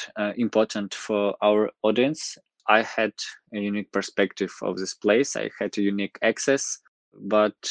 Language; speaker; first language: English; non-native, fluent; Ukrainian